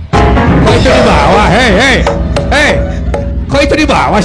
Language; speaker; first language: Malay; non-native, local second language; Sundanese